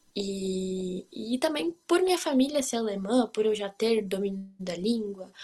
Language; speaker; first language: Portuguese; native; Portuguese